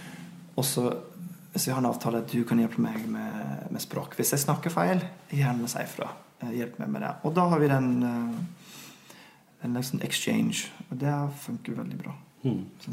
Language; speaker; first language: Norwegian; non-native, fluent; English